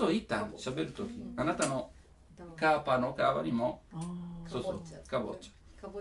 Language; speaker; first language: Japanese; non-native, learner; Italian